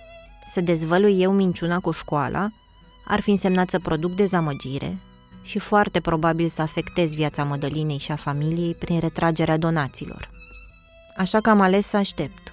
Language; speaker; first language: Romanian; native; Romanian